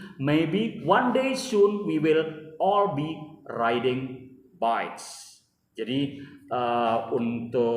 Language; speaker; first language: English; non-native, fluent; Indonesian